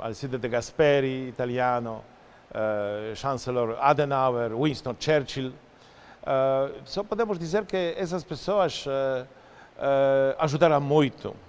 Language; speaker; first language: Portuguese; non-native, fluent; Polish